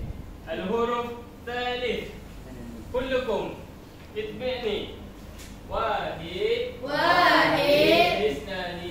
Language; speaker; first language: Arabic; non-native, learner; Malay